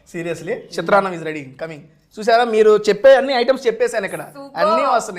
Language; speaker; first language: Telugu; native; Telugu